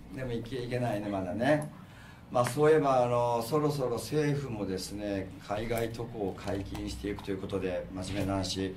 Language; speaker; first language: Japanese; native; Japanese